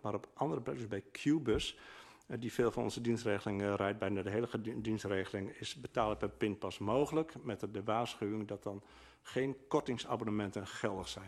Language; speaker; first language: Dutch; native; Dutch